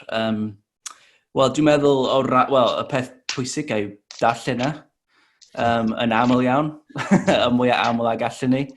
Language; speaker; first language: Welsh; non-native, fluent; English